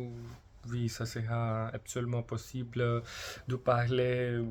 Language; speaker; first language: French; non-native, learner; English